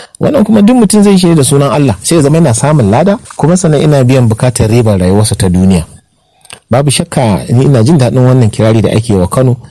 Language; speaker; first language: Hausa; native; Hausa